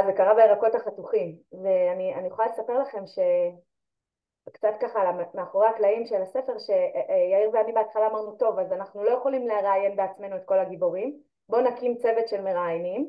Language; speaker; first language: Hebrew; native; Hebrew